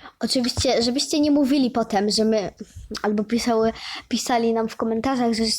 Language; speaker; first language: Polish; native; Polish